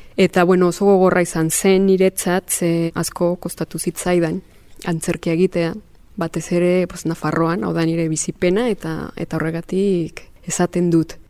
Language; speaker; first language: Basque; non-native, fluent; Spanish